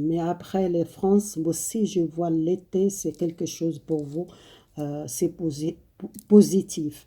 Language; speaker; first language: French; non-native, fluent; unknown